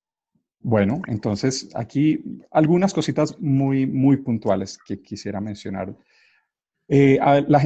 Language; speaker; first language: Spanish; native; Spanish